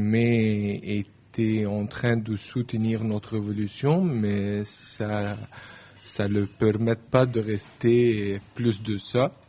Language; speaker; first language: French; non-native, learner; Arabic